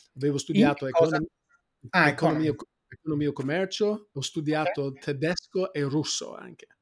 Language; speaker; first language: Italian; non-native, fluent; English